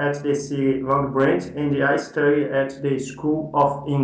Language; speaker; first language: English; non-native, learner; Portuguese